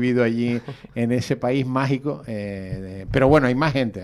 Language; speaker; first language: Spanish; native; Spanish